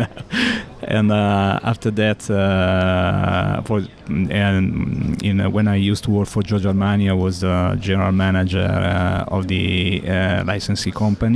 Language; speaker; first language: English; non-native, fluent; Italian